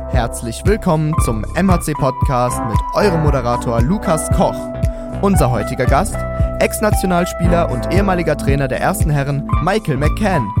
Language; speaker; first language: German; native; German